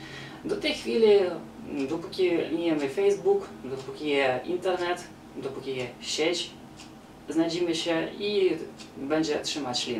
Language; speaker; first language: Polish; non-native, learner; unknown